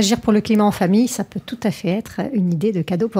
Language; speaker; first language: French; native; French